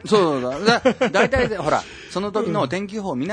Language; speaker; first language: Japanese; native; Japanese